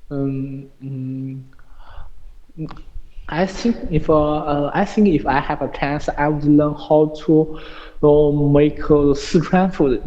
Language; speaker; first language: English; non-native, learner; Chinese